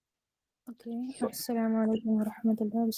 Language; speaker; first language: Arabic; non-native, learner; Urdu